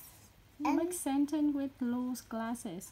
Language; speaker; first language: English; non-native, learner; Vietnamese